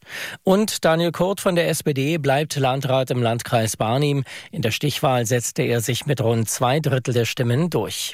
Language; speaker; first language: German; native; German